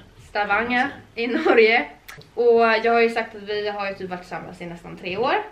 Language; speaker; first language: Swedish; native; Swedish